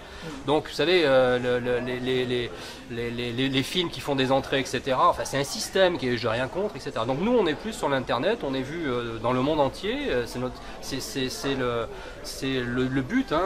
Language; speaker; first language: French; native; French